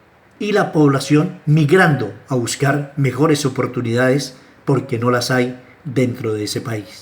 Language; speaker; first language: Spanish; native; Spanish